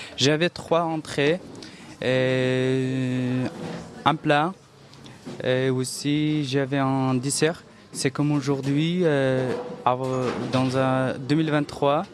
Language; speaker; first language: French; non-native, learner; Persian